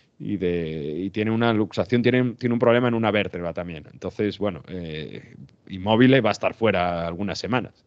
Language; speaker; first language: Spanish; native; Spanish